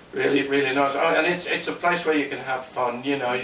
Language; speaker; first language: English; native; English